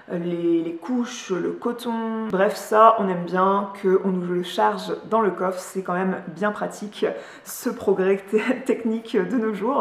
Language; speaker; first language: French; native; French